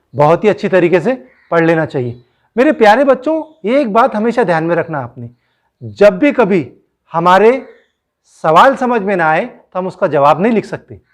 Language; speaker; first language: Hindi; non-native, local second language; Marathi